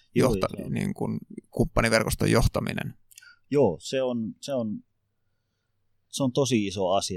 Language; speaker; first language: Finnish; native; Finnish